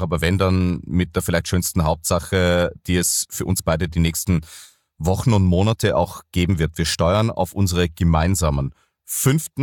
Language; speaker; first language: German; native; German